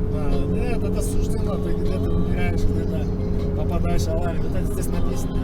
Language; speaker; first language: Russian; non-native, local second language; Kyrgyz